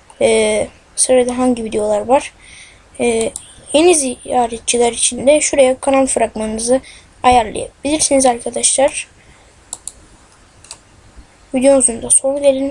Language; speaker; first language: Turkish; native; Turkish